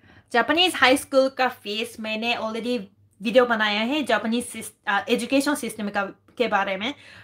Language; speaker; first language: English; non-native, fluent; Japanese